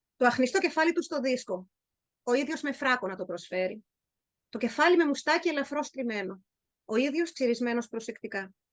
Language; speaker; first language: Greek; native; Greek